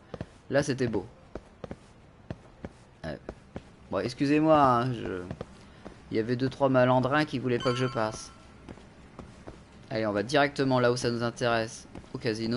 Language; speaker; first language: French; native; French